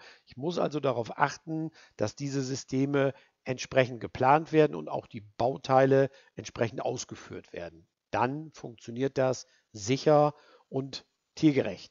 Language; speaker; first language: German; native; German